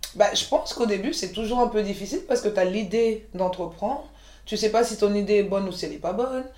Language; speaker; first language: French; early bilingual, other home language; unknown